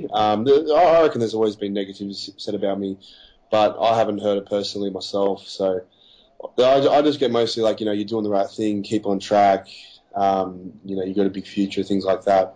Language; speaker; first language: English; native; English